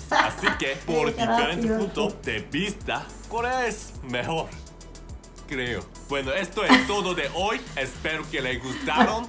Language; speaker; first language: Spanish; non-native, learner; Korean